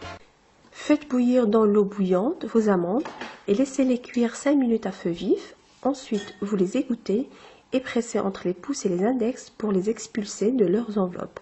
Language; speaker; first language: French; non-native, local second language; Arabic